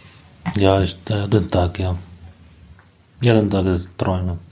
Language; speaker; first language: German; non-native, learner; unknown